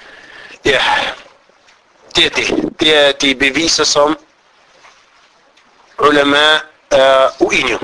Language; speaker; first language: Danish; non-native, fluent; Arabic